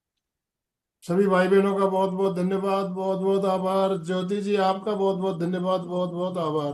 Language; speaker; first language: Hindi; native; Hindi